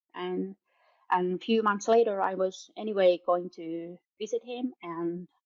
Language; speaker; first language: English; non-native, fluent; Finnish